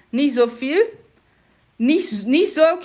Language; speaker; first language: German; non-native, fluent; Portuguese